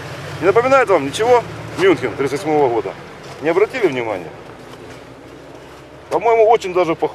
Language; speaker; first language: Russian; native; Russian